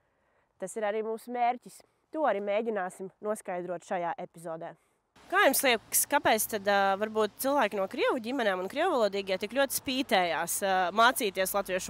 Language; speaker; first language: Latvian; native; Latvian